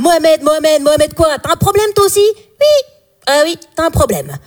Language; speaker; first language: French; native; French